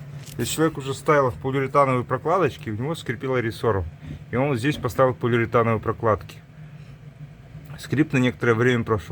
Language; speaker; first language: Russian; native; Russian